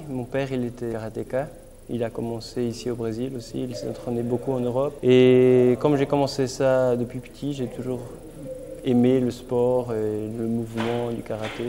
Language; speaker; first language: French; early bilingual, other home language; Portuguese